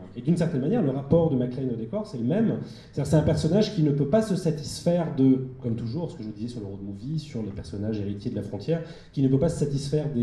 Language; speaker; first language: French; native; French